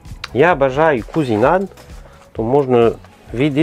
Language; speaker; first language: Russian; non-native, learner; French